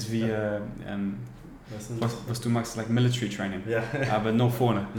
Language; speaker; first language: German; non-native, learner; English